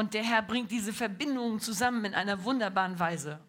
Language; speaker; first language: German; non-native, learner; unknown